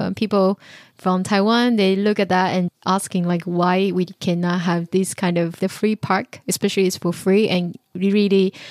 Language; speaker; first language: English; non-native, fluent; Chinese